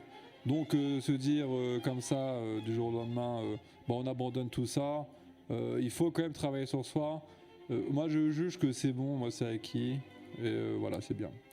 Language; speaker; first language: French; native; French